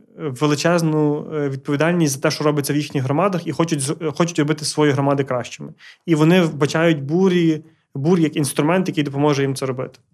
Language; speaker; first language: Ukrainian; early bilingual, heritage; Ukrainian